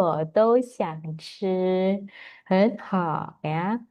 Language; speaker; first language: Chinese; non-native, fluent; Indonesian